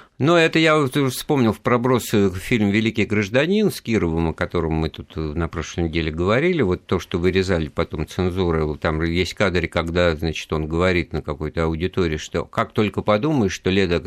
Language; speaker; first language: Russian; native; Russian